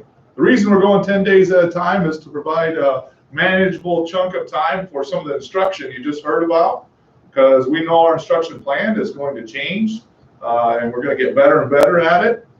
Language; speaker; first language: English; native; English